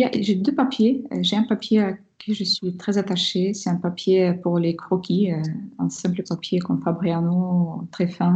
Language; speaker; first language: French; non-native, fluent; Russian